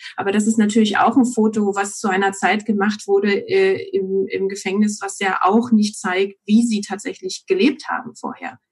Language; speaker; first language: German; native; German